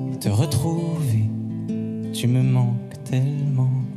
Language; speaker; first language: French; native; French